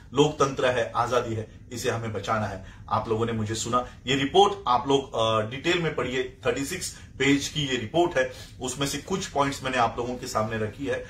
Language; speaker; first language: Hindi; non-native, local second language; Marathi